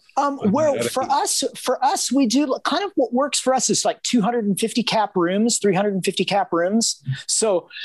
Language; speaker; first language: English; native; English